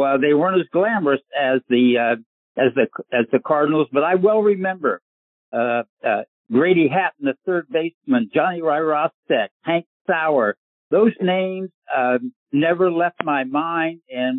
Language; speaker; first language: English; native; English